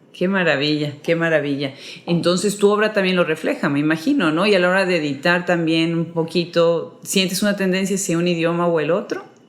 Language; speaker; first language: Spanish; native; Spanish